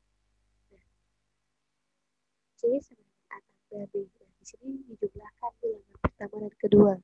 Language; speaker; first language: Indonesian; native; Indonesian